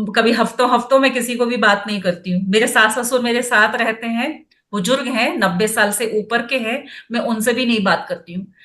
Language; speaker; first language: Hindi; non-native, local second language; Kannada